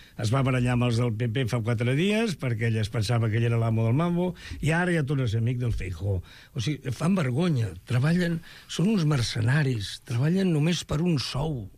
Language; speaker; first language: Catalan; non-native, local second language; Spanish